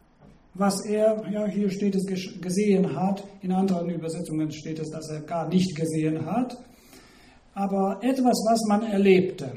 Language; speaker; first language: German; non-native, fluent; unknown